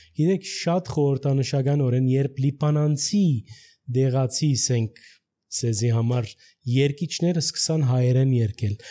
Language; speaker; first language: Armenian; early bilingual, heritage; Armenian